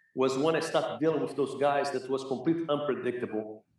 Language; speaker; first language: English; non-native, fluent; Portuguese